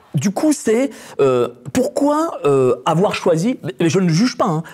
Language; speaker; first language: French; non-native, fluent; Polish